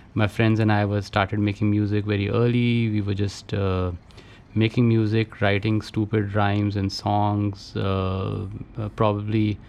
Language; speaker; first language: English; non-native, local second language; Hindi